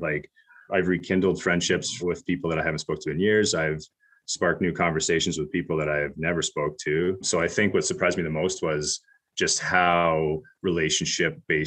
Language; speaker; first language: English; native; English